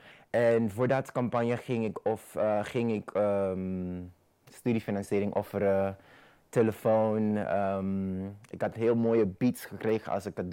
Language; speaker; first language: Dutch; non-native, fluent; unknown